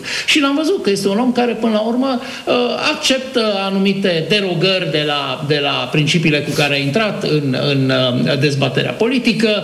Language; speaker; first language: Romanian; native; Romanian